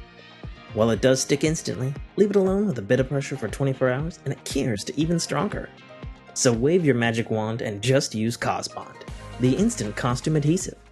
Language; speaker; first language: English; native; English